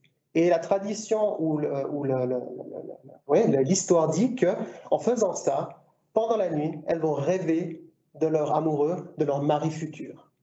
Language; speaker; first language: French; native; French